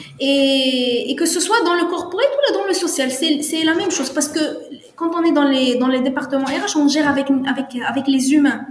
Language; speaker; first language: French; non-native, local second language; Arabic